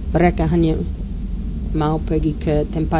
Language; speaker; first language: Indonesian; non-native, learner; English